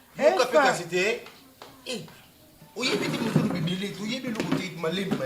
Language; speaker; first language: Portuguese; non-native, learner; Lingala